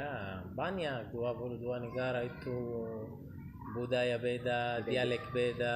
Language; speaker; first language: Indonesian; non-native, learner; Arabic